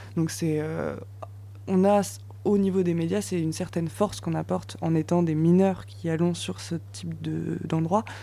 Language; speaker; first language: French; native; French